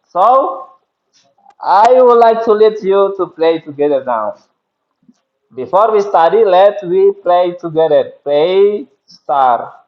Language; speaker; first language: English; non-native, fluent; Indonesian